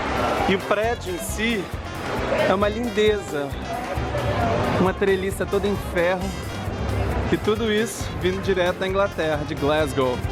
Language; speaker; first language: Portuguese; native; Portuguese